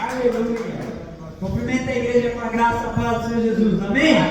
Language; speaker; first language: Portuguese; native; Portuguese